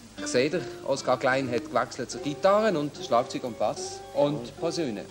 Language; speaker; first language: German; native; German